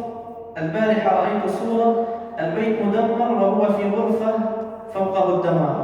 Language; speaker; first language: Arabic; native; Arabic